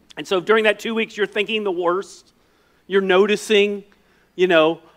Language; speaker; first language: English; native; English